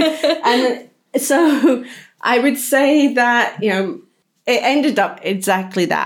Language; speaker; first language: English; native; English